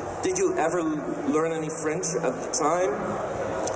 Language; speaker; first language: English; non-native, fluent; French